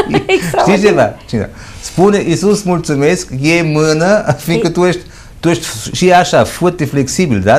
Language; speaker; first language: Romanian; non-native, fluent; German